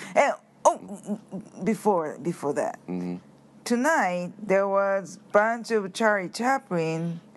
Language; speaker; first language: English; non-native, learner; Japanese